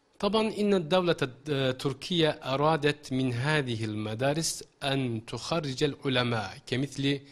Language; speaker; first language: Arabic; non-native, fluent; Turkish